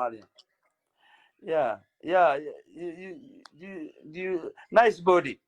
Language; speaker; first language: English; non-native, learner; Somali